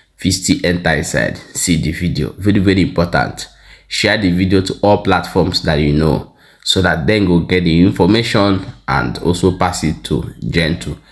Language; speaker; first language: Nigerian Pidgin; non-native, local second language; Igbo